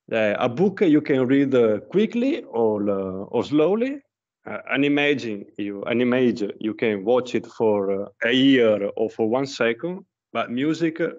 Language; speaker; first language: English; non-native, learner; Italian